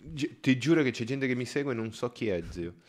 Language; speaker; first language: Italian; native; Italian